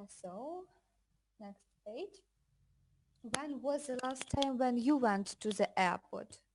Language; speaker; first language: English; non-native, fluent; Russian